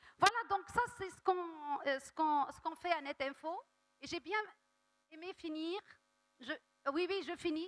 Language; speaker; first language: French; non-native, local second language; Arabic